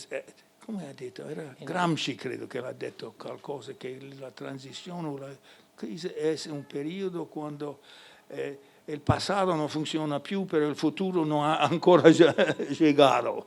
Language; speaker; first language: Italian; non-native, fluent; English